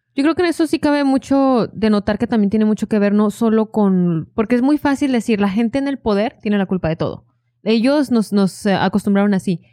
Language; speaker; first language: Spanish; native; Spanish